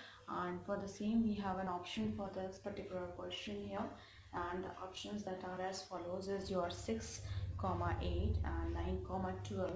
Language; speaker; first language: English; non-native, local second language; Hindi